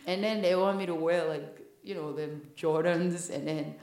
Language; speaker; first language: English; non-native, fluent; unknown